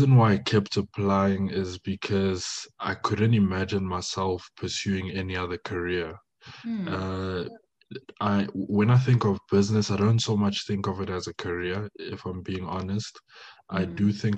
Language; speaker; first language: English; non-native, local second language; French